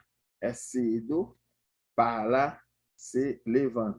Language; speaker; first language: Portuguese; non-native, learner; Haitian Creole